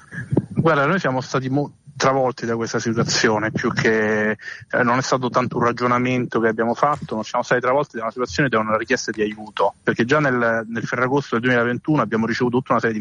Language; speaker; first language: Italian; native; Italian